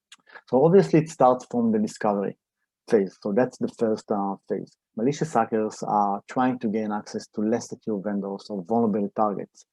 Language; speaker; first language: English; non-native, fluent; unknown